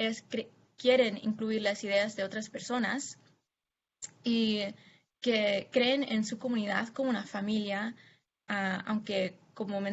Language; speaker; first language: Spanish; non-native, fluent; English